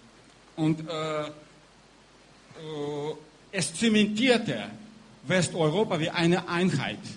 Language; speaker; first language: German; non-native, learner; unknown